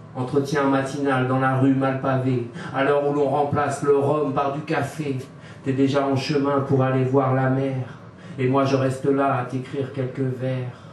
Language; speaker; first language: French; native; French